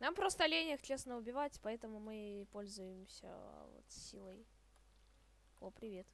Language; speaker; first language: Russian; native; Russian